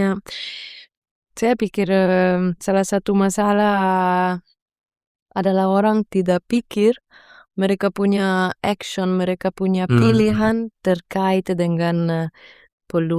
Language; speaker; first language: Indonesian; non-native, fluent; Italian